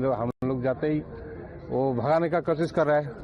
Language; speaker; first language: Hindi; non-native, local second language; Bangla